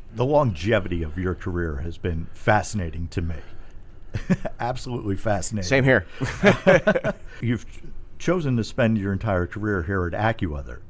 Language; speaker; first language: English; native; English